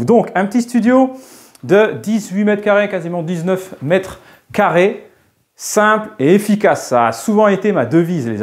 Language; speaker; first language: French; native; French